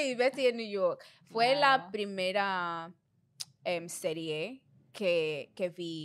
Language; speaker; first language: Spanish; non-native, learner; English